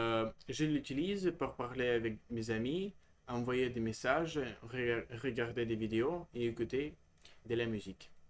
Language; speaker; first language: French; non-native, learner; Russian